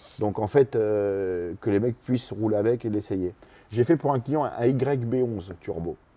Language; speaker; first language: French; native; French